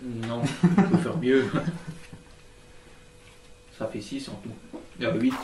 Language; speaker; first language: French; native; French